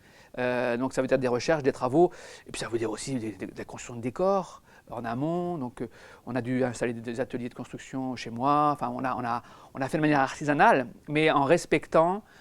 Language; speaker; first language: French; native; French